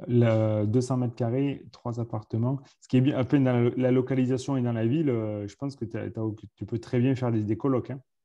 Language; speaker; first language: French; native; French